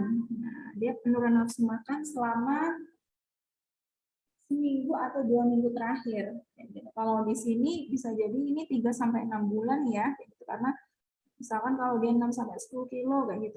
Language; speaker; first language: Indonesian; native; Indonesian